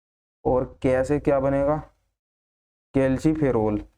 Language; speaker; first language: Hindi; native; Hindi